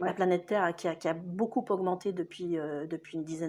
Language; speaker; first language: French; native; French